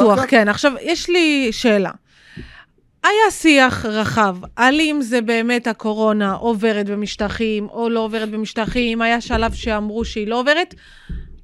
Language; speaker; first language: Hebrew; native; Hebrew